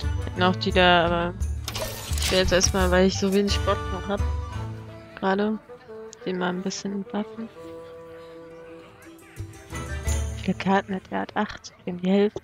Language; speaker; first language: German; native; German